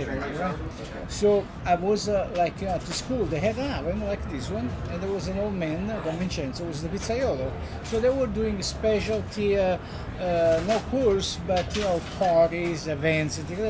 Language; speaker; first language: English; non-native, fluent; Italian